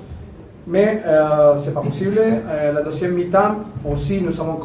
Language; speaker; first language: French; non-native, learner; Spanish